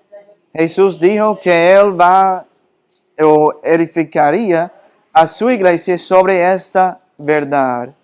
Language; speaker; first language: Spanish; non-native, fluent; English